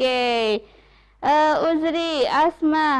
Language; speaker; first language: English; non-native, fluent; Indonesian